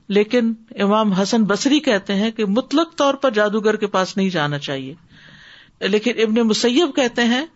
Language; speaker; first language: Urdu; native; Urdu